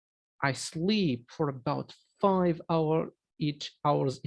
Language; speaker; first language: English; non-native, fluent; Arabic